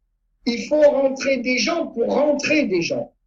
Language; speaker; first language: French; non-native, fluent; Italian